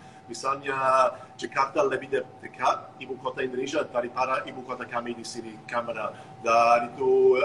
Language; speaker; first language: Indonesian; non-native, fluent; English